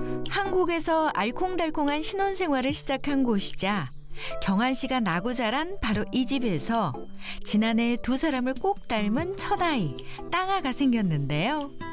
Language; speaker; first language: Korean; native; Korean